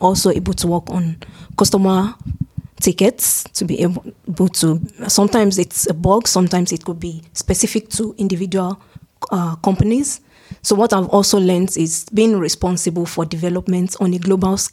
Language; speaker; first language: English; non-native, local second language; Yoruba